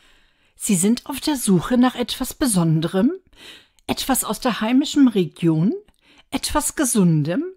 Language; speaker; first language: German; native; German